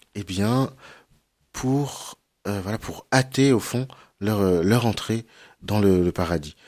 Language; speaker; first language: French; native; French